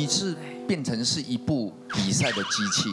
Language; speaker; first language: Chinese; native; Chinese